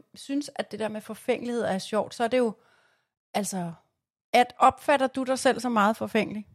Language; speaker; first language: Danish; native; Danish